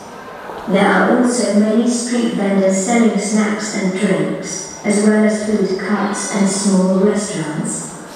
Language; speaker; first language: English; non-native, learner; Indonesian